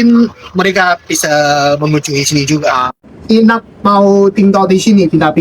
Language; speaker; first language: Indonesian; non-native, learner; Chinese